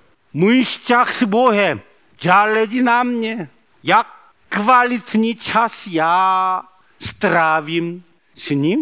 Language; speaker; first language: Czech; non-native, learner; Korean